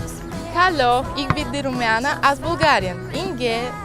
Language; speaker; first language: German; non-native, learner; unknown